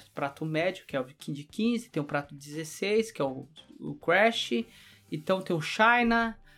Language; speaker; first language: Portuguese; native; Portuguese